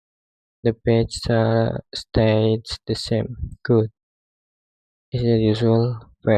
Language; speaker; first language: English; non-native, learner; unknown